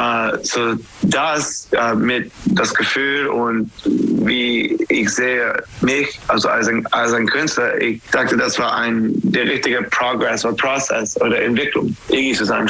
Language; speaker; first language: German; non-native, learner; English